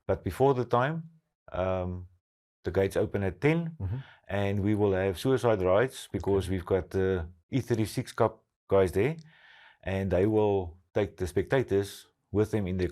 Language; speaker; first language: English; non-native, local second language; Afrikaans